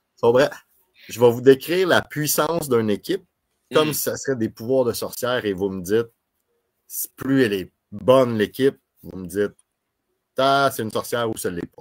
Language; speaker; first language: French; native; French